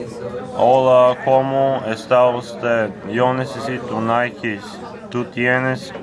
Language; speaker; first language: Spanish; non-native, learner; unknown